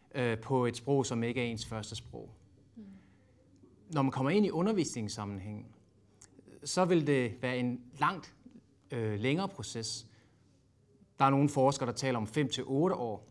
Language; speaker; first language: Danish; native; Danish